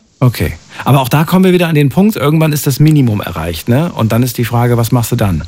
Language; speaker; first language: German; native; German